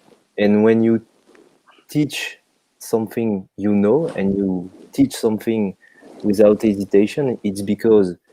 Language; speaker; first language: English; non-native, fluent; French